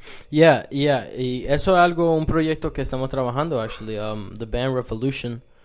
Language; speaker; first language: Spanish; early bilingual, heritage; Spanish